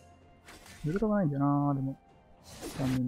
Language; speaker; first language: Japanese; native; Japanese